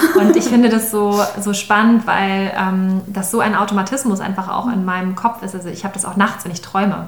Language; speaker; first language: German; native; German